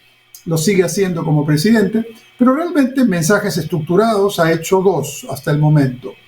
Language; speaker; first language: Spanish; native; Spanish